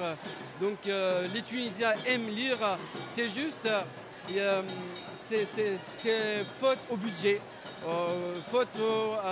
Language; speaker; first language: French; non-native, local second language; Arabic